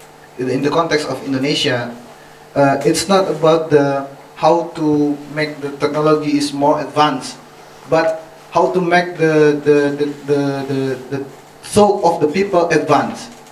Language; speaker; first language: English; non-native, fluent; Indonesian